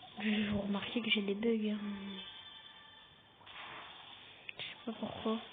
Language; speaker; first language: French; native; French